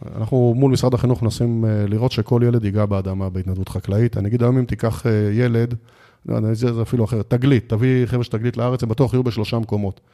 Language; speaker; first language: Hebrew; native; Hebrew